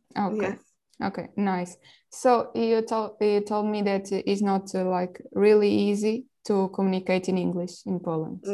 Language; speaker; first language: English; non-native, local second language; Portuguese